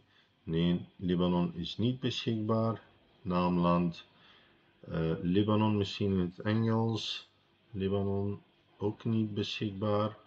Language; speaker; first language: Dutch; non-native, fluent; Arabic